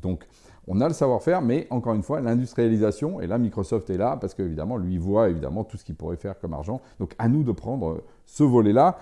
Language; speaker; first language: French; native; French